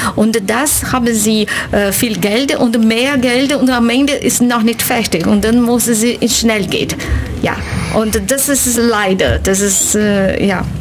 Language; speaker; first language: German; non-native, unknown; Portuguese